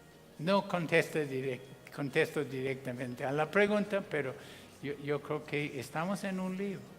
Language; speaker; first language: Spanish; non-native, fluent; English